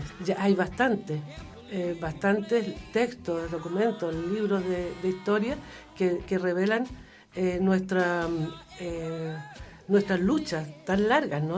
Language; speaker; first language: Spanish; native; Spanish